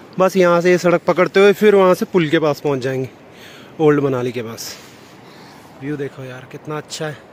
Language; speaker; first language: Hindi; non-native, local second language; Punjabi